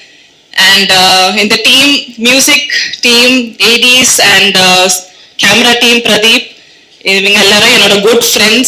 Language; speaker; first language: Tamil; non-native, learner; Malayalam